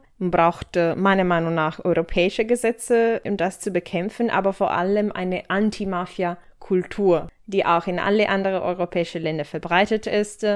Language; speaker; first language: German; non-native, fluent; Italian